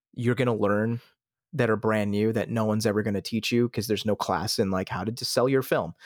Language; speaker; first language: English; native; English